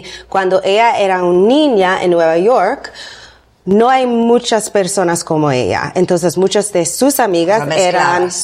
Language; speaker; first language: Spanish; non-native, learner; English